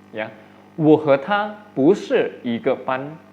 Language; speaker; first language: Chinese; non-native, fluent; Indonesian